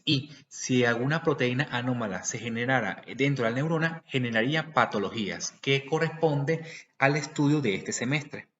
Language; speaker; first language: Spanish; native; Spanish